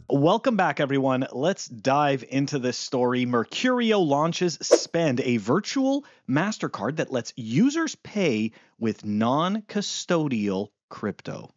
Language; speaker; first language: English; native; English